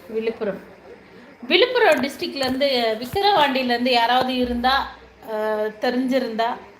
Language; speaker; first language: Tamil; non-native, local second language; Telugu